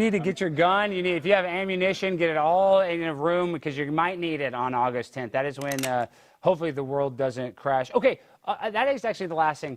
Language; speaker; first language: English; native; English